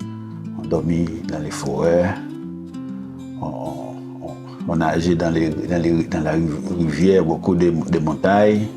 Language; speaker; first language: French; non-native, learner; Haitian Creole